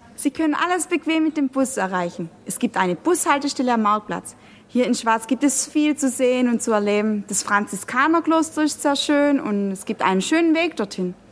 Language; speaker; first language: German; native; German